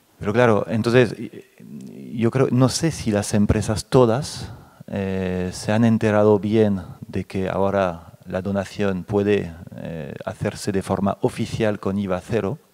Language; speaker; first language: Spanish; non-native, fluent; French